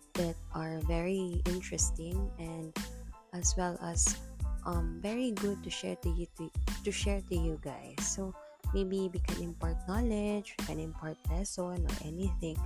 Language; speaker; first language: English; non-native, local second language; Cebuano